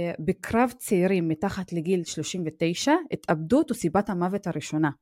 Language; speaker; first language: Hebrew; non-native, local second language; Arabic